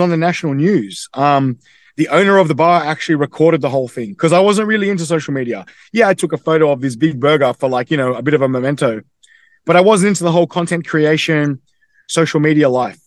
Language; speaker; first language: English; native; English